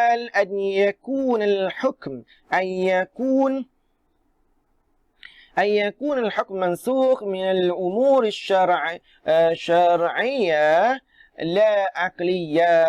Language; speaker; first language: Arabic; non-native, fluent; Malay